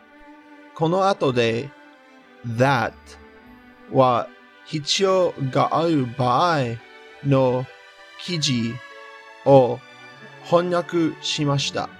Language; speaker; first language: Japanese; non-native, learner; English